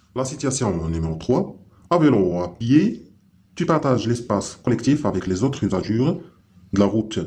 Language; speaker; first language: French; non-native, local second language; Arabic